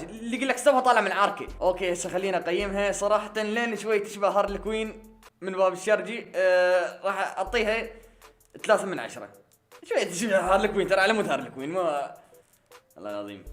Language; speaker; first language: Arabic; native; Arabic